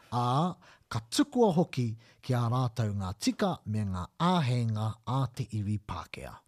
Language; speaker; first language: Māori; non-native, local second language; English